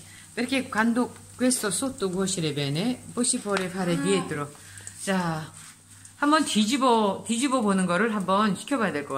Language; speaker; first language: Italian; non-native, learner; Korean